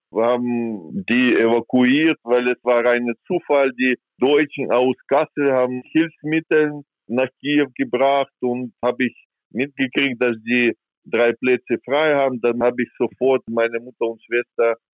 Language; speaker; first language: German; non-native, fluent; Ukrainian